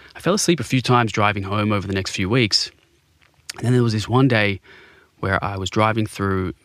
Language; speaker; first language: English; native; English